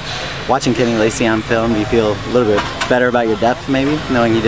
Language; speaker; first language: English; native; English